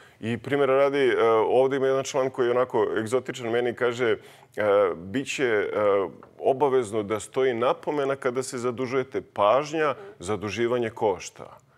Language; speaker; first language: Bosnian; native; Bosnian